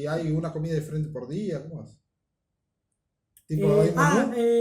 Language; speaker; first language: Spanish; native; Spanish